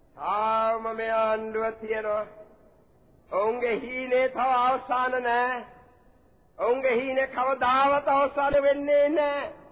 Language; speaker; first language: Sinhala; non-native, local second language; English